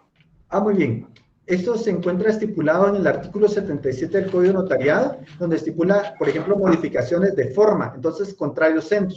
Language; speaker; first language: Spanish; native; Spanish